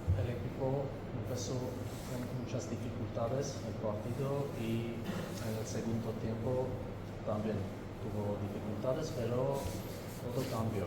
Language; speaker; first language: Spanish; non-native, fluent; Armenian